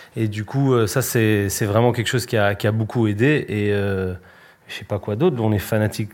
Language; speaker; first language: French; early bilingual, other home language; Spanish